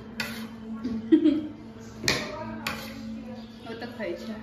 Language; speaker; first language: Chinese; non-native, learner; Nepali